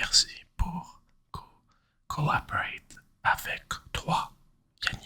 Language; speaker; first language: French; non-native, learner; English